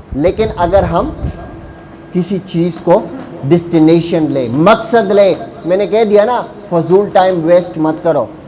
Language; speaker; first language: Urdu; non-native, local second language; Pashto